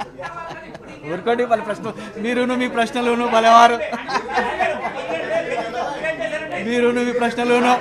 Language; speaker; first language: Telugu; native; Telugu